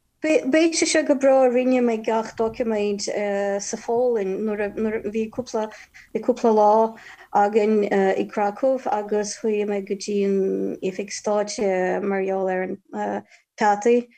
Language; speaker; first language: Irish; non-native, fluent; Ukrainian